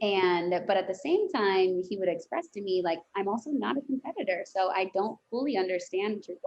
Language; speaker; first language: English; native; English